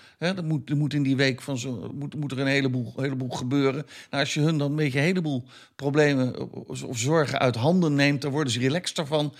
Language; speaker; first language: Dutch; native; Dutch